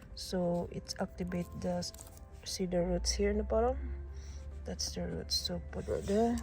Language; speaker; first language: English; non-native, fluent; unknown